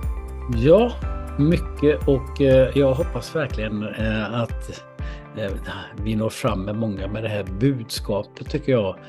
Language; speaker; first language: Swedish; native; Swedish